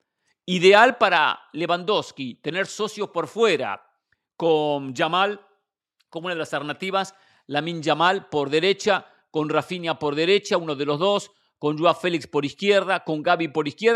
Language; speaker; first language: Spanish; native; Spanish